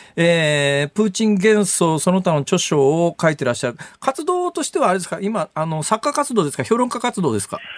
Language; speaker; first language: Japanese; native; Japanese